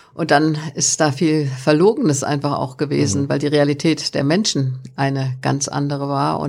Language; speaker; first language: German; native; German